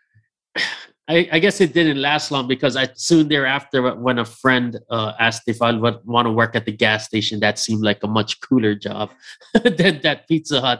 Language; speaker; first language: English; native; English